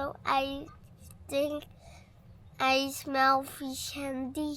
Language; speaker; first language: English; non-native, learner; Dutch